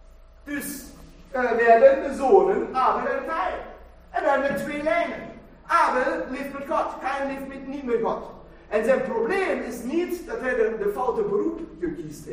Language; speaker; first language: Dutch; non-native, fluent; German